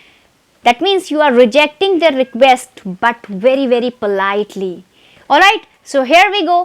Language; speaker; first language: English; non-native, fluent; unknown